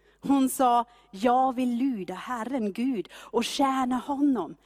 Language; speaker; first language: Swedish; non-native, fluent; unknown